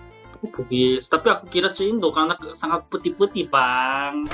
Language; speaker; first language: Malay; non-native, fluent; Korean